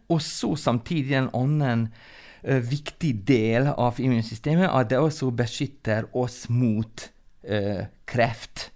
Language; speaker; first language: Norwegian; non-native, fluent; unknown